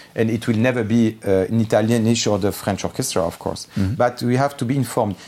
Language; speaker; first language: English; non-native, fluent; Armenian